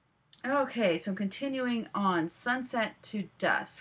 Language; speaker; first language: English; native; English